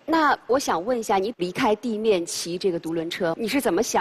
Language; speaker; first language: Chinese; native; Chinese